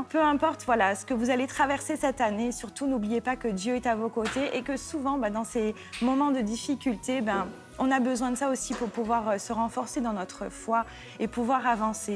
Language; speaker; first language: French; native; French